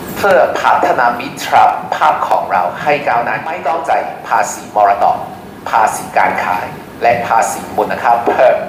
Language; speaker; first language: Thai; non-native, learner; Cantonese